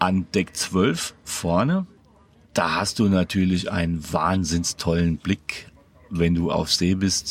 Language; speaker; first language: German; native; German